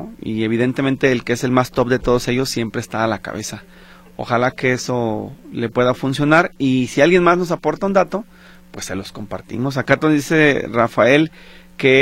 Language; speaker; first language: Spanish; native; Spanish